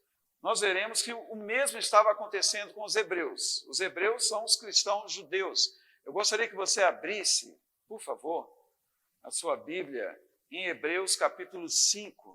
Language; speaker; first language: Portuguese; native; Portuguese